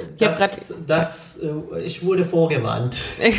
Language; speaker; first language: German; non-native, fluent; Punjabi